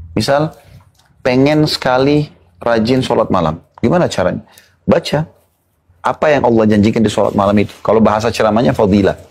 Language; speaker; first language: Indonesian; native; Indonesian